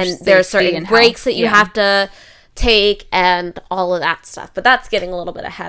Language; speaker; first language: English; native; English